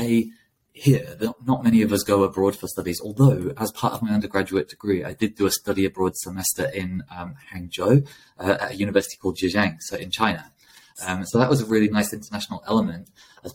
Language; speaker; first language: English; native; English